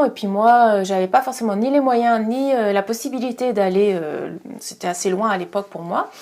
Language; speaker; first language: French; native; French